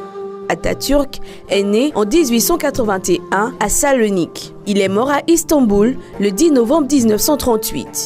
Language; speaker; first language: French; native; French